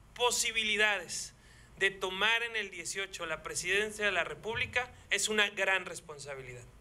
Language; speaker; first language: Spanish; native; Spanish